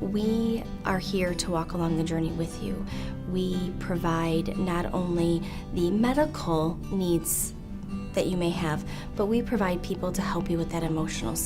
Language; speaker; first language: English; native; English